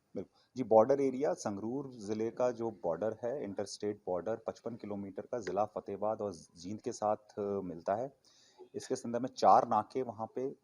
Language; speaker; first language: Hindi; non-native, local second language; Punjabi